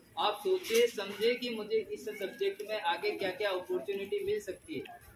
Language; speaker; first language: Hindi; native; Hindi